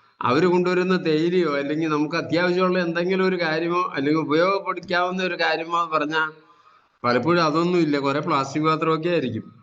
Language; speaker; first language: Malayalam; native; Malayalam